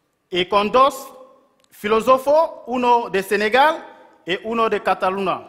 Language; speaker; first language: Spanish; non-native, local second language; French